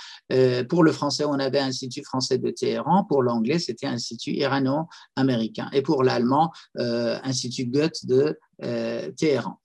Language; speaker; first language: French; non-native, fluent; Persian